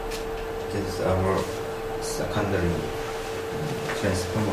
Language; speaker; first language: English; non-native, learner; Korean